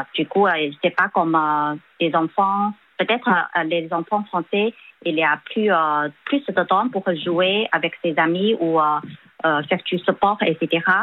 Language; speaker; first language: French; non-native, fluent; Chinese